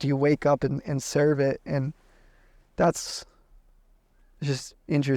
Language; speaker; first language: English; native; English